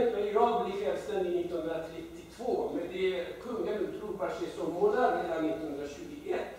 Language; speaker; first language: Swedish; non-native, fluent; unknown